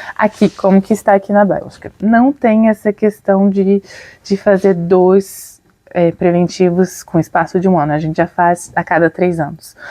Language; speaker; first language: Portuguese; native; Portuguese